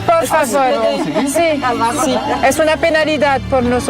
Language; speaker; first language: Spanish; non-native, learner; French